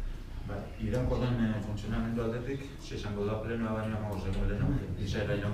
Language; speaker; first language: Basque; native; Basque